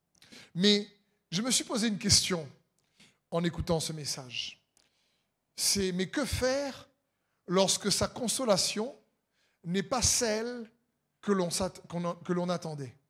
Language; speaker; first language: French; native; French